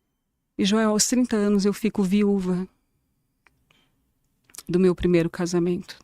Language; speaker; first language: Portuguese; native; Portuguese